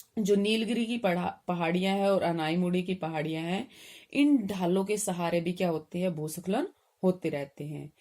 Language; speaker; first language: Hindi; native; Hindi